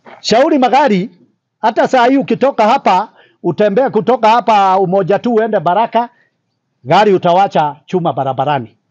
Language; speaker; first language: Swahili; non-native, local second language; Kikuyu